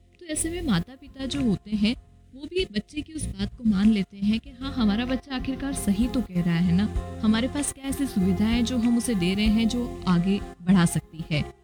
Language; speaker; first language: Hindi; native; Hindi